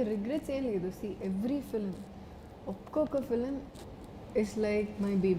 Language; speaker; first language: Telugu; non-native, fluent; Malayalam